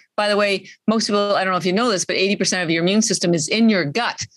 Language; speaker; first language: English; native; English